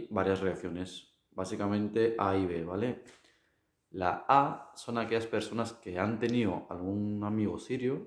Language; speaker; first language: Spanish; non-native, fluent; Arabic